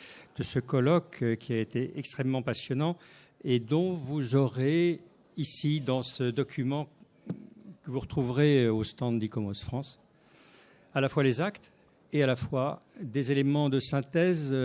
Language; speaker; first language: French; native; French